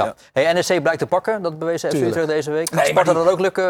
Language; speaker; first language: Dutch; native; Dutch